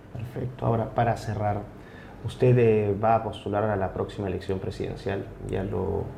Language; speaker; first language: Spanish; native; Spanish